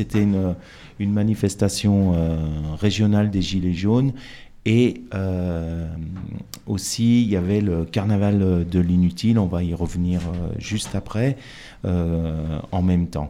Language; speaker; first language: French; native; French